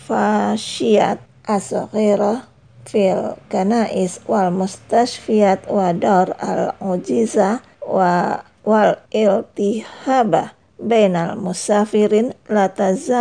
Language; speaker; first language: Arabic; non-native, fluent; Indonesian